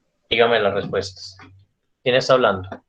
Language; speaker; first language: Spanish; native; Spanish